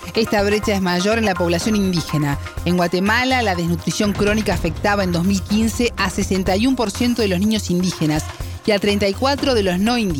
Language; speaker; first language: Spanish; native; Spanish